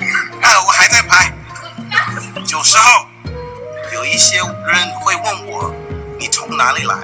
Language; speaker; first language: Chinese; non-native, fluent; English